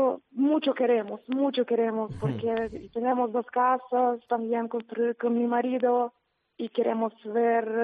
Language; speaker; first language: Spanish; non-native, learner; Ukrainian